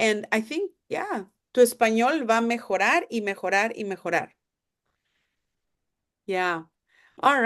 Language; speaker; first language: Spanish; non-native, fluent; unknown